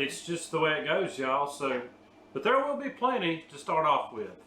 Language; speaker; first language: English; native; English